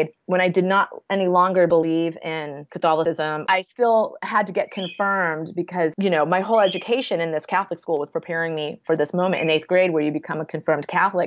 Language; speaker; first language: English; native; English